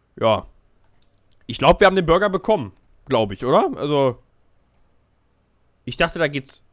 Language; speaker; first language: German; native; German